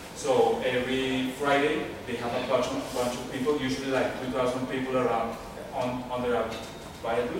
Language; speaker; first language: English; non-native, fluent; Spanish